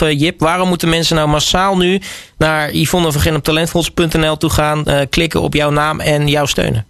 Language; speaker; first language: Dutch; native; Dutch